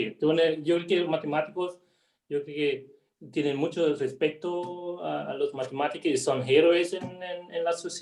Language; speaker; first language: Spanish; non-native, fluent; German